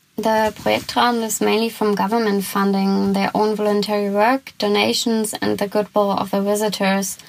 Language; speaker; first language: English; non-native, fluent; German